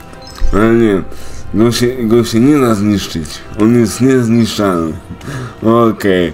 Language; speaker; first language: Polish; native; Polish